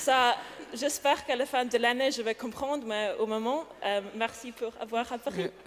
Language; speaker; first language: French; non-native, learner; English